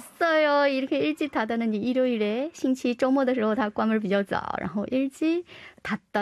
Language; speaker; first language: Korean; non-native, fluent; Chinese